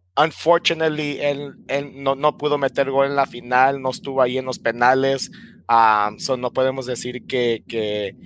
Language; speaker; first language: Spanish; early bilingual, heritage; Spanish